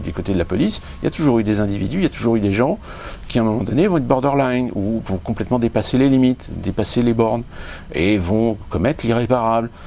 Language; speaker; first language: French; native; French